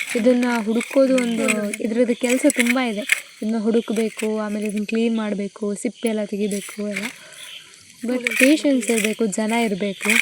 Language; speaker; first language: Kannada; non-native, local second language; Tulu